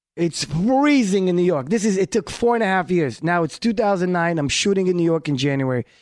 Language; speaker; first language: English; early bilingual, other home language; Hebrew